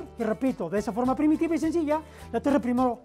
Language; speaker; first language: Spanish; native; Spanish